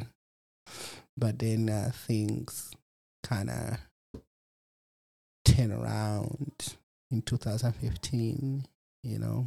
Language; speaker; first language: English; non-native, local second language; Nyanja